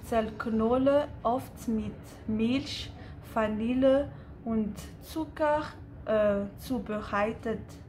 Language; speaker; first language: German; non-native, fluent; Malagasy